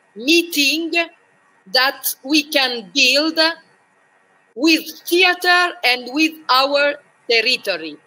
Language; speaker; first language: English; non-native, learner; French